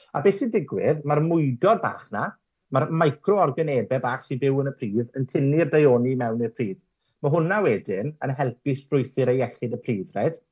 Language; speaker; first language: Welsh; native; Welsh